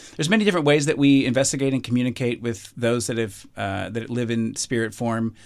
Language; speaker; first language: English; native; English